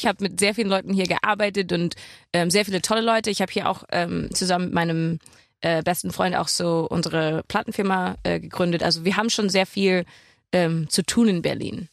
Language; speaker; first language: German; non-native, fluent; English